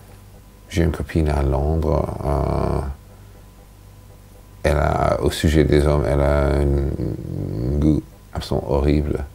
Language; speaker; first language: French; non-native, fluent; English